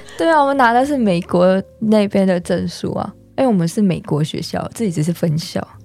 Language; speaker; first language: Chinese; native; Chinese